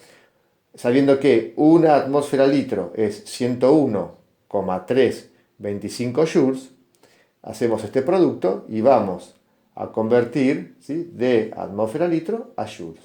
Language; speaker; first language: Spanish; native; Spanish